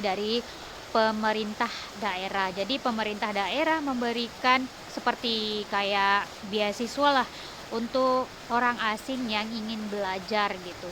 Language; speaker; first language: Indonesian; native; Indonesian